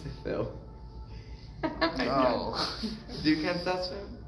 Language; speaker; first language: German; non-native, learner; English